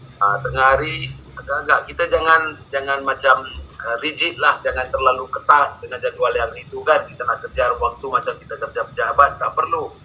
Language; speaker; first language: Malay; native; Malay